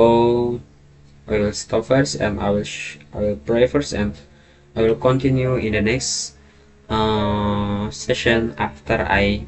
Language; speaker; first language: English; non-native, learner; Indonesian